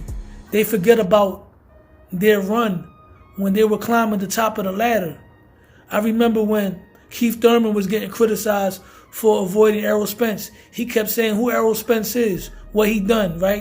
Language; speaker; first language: English; native; English